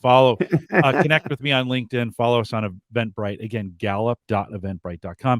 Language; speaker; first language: English; native; English